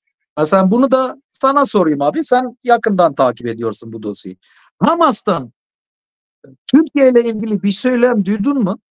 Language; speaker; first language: Turkish; non-native, fluent; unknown